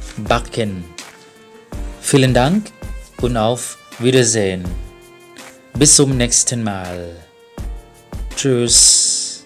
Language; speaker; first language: German; non-native, fluent; Thai